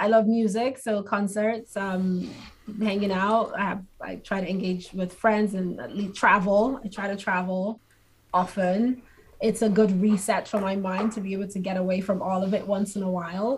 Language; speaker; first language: English; non-native, local second language; Igbo